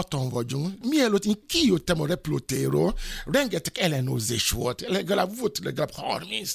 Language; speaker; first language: Hungarian; non-native, fluent; Yoruba